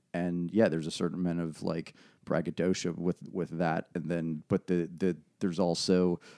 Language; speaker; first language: English; native; English